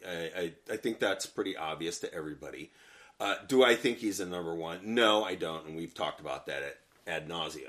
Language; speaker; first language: English; native; English